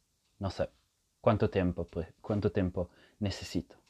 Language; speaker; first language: Spanish; non-native, fluent; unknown